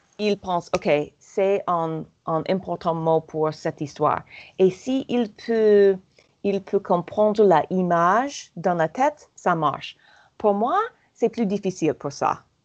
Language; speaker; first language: French; non-native, learner; English